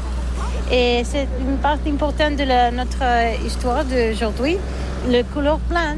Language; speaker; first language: French; non-native, learner; Catalan